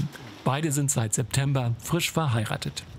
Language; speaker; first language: German; native; German